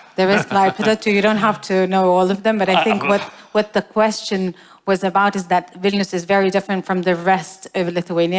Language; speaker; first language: English; non-native, fluent; Lithuanian